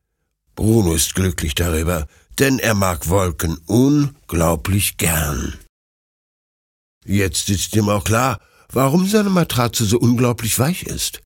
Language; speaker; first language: German; native; German